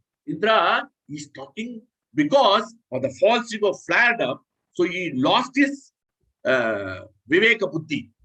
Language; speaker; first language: English; non-native, local second language; Hindi